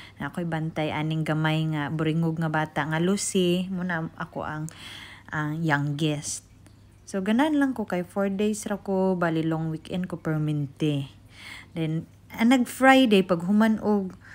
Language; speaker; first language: Cebuano; native; Cebuano